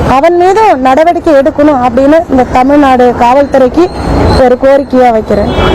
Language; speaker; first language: Tamil; native; Tamil